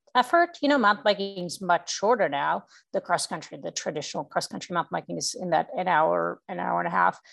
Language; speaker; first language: English; non-native, fluent; Czech